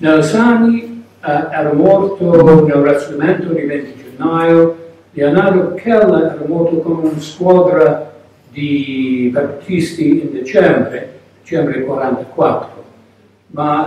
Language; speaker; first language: Italian; non-native, learner; English